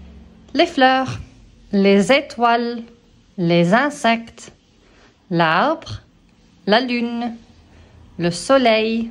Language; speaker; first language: French; non-native, fluent; English